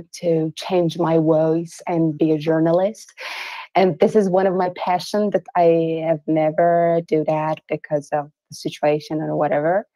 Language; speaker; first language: English; non-native, fluent; Persian